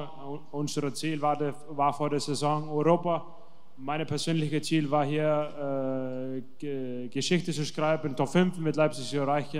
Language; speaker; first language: German; non-native, fluent; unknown